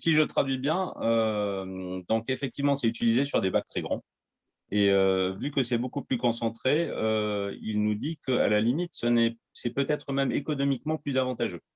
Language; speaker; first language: French; native; French